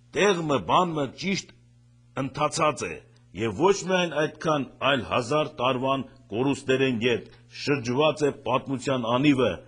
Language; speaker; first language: Armenian; native; Armenian